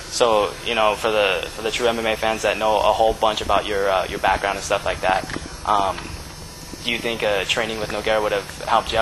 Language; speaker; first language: English; native; English